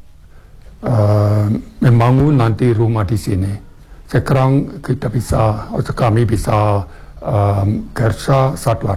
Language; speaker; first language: Indonesian; non-native, fluent; German